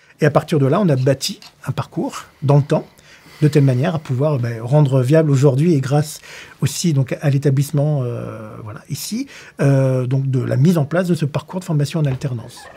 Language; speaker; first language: French; native; French